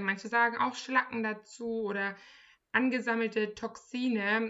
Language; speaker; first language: German; native; German